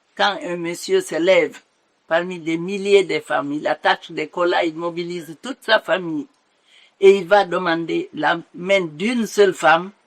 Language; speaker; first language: French; non-native, local second language; Mandingo